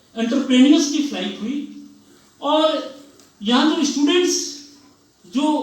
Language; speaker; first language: Hindi; non-native, local second language; Bangla